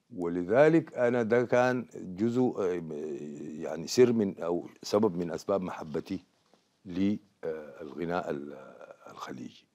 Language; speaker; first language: Arabic; native; Arabic